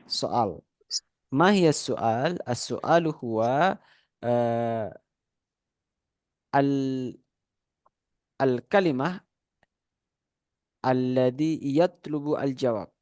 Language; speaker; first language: Arabic; non-native, fluent; Indonesian